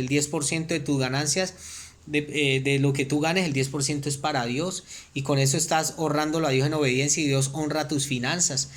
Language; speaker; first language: Spanish; native; Spanish